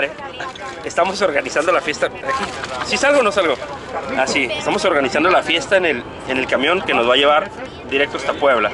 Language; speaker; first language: Spanish; native; Spanish